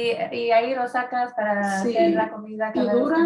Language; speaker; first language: Spanish; early bilingual, heritage; Spanish